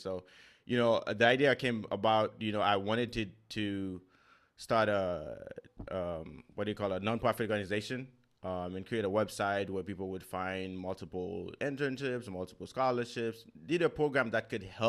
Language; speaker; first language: English; non-native, fluent; Haitian Creole